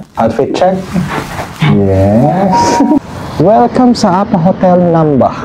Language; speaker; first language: Filipino; native; Filipino